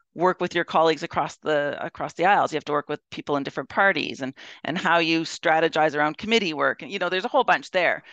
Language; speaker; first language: English; native; English